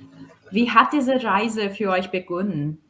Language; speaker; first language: German; non-native, fluent; Portuguese